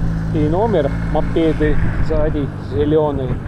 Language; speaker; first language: Russian; non-native, local second language; Estonian